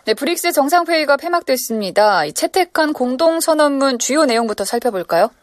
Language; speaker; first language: Korean; native; Korean